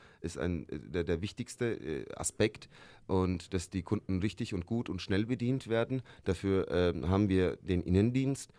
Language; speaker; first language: German; early bilingual, other home language; Turkish